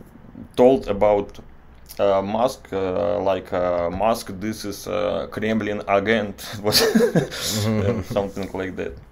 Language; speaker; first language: English; non-native, learner; Russian